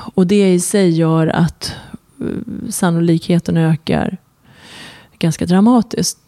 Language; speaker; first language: Swedish; early bilingual, other home language; Persian